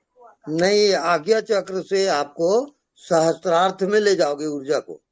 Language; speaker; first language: Hindi; native; Hindi